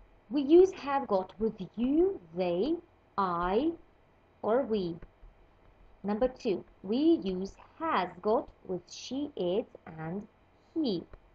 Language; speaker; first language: English; non-native, fluent; Lithuanian